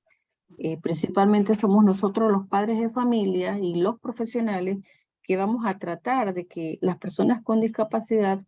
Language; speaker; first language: Spanish; native; Spanish